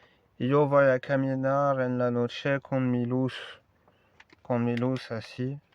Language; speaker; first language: Spanish; non-native, learner; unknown